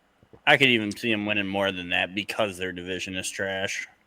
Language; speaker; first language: English; native; English